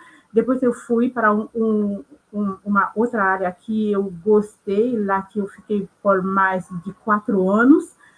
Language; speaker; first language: Portuguese; non-native, local second language; Haitian Creole